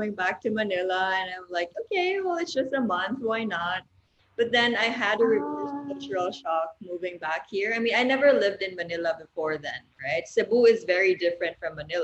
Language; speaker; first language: English; non-native, local second language; Cebuano